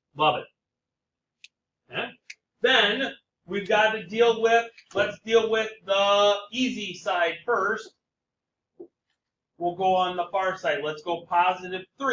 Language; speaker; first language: English; native; English